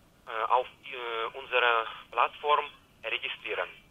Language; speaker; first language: German; non-native, learner; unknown